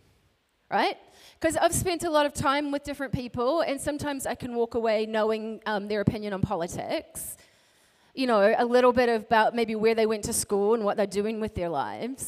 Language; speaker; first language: English; native; English